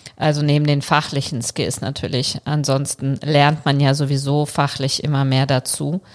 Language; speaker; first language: German; early bilingual, other home language; Bulgarian